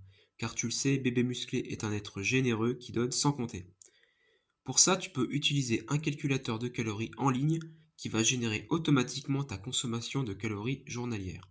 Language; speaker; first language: French; native; French